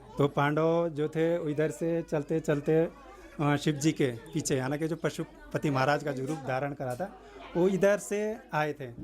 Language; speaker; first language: Hindi; native; Hindi